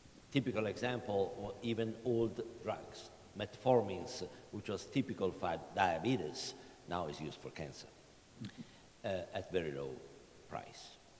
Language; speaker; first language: English; non-native, fluent; Italian